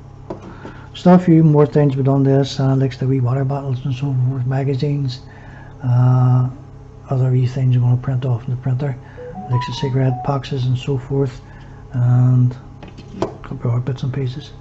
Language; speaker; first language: English; native; English